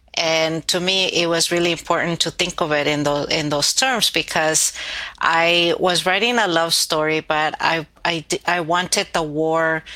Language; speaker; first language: English; early bilingual, other home language; Spanish